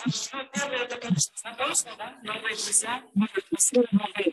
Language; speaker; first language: Russian; non-native, local second language; Kyrgyz